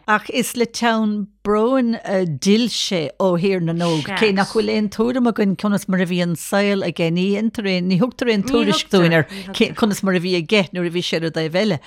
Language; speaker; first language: Irish; native; Irish